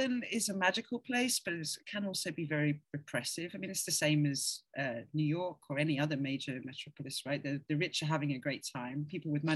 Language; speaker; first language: English; native; English